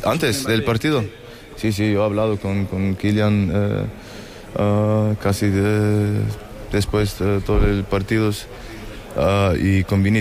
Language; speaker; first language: Spanish; non-native, learner; German